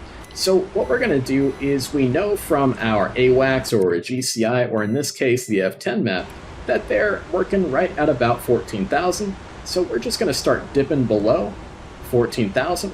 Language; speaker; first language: English; native; English